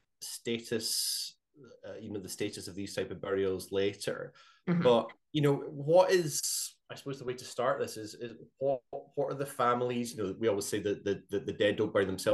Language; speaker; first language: English; native; English